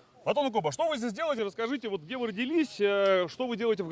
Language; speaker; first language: Russian; native; Russian